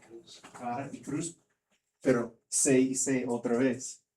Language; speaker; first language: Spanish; non-native, learner; English